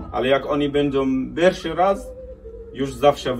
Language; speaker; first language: Polish; non-native, learner; Arabic